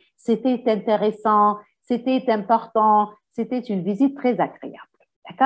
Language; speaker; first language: French; non-native, fluent; Arabic